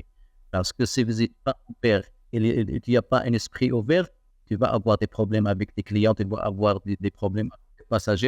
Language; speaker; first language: French; non-native, learner; Arabic